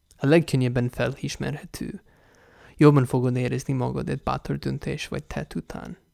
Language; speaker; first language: Hungarian; non-native, fluent; English